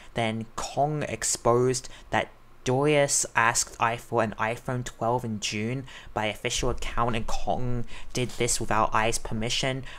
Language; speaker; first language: English; native; English